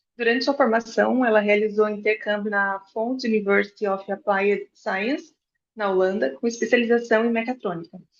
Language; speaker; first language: Portuguese; native; Portuguese